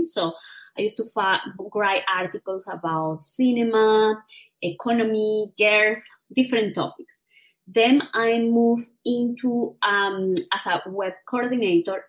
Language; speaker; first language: English; non-native, fluent; Spanish